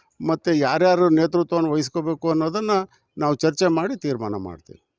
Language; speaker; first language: Kannada; non-native, local second language; Lambadi